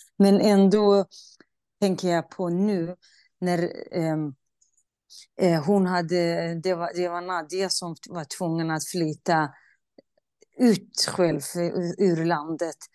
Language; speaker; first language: Swedish; non-native, fluent; Central Kurdish